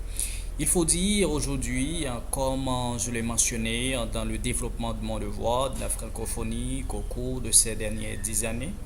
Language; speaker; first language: French; non-native, fluent; Spanish